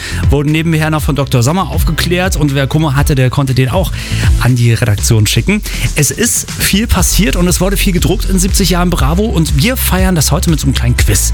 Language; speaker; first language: German; native; German